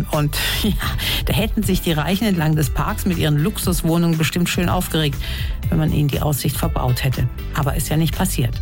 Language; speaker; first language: German; native; German